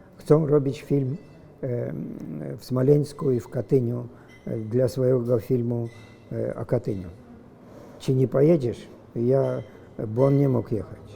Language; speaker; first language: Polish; non-native, fluent; Russian